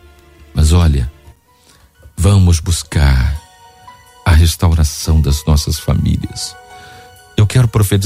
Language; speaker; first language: Portuguese; native; Portuguese